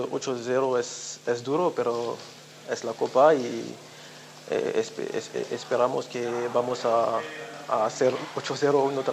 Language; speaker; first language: Spanish; non-native, learner; French